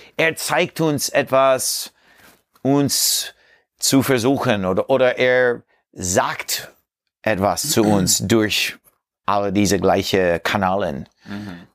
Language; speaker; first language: German; non-native, learner; English